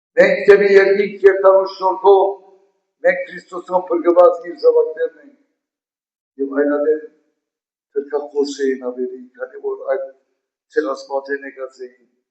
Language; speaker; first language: Armenian; native; Armenian